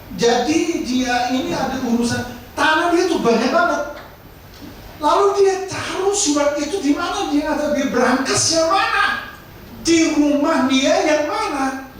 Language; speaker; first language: Indonesian; non-native, fluent; English